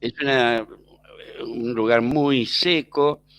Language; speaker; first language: Spanish; native; Spanish